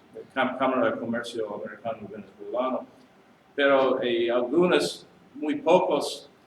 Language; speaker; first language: Spanish; non-native, learner; English